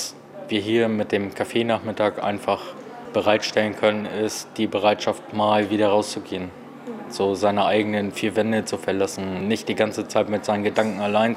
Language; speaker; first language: German; native; German